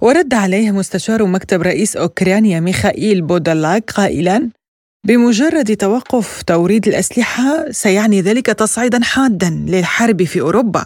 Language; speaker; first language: Arabic; native; Arabic